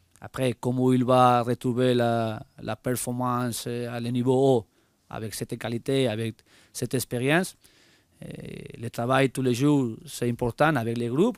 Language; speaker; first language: French; non-native, learner; Spanish